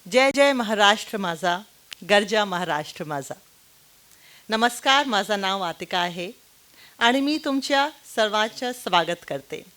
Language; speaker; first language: Marathi; non-native, local second language; Hindi